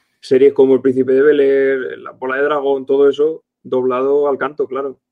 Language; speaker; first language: Spanish; native; Spanish